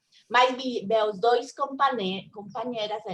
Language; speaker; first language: Portuguese; non-native, learner; Spanish